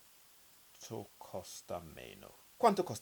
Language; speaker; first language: Italian; non-native, learner; English